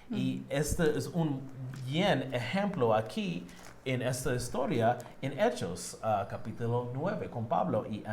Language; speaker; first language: Spanish; non-native, learner; English